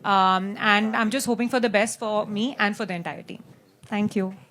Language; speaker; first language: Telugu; non-native, learner; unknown